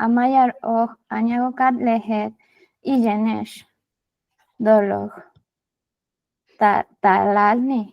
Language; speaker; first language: Hungarian; non-native, learner; Spanish